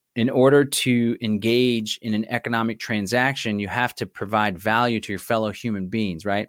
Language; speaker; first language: English; native; English